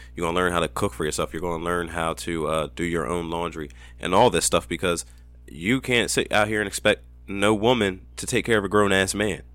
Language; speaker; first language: English; native; English